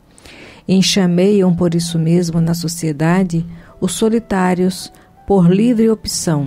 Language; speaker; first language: Portuguese; native; Portuguese